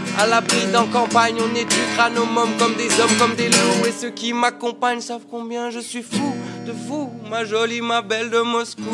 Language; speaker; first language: French; native; French